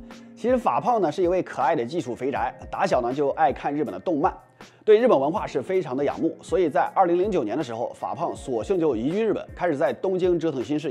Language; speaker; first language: Chinese; native; Chinese